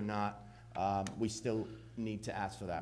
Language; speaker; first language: English; native; English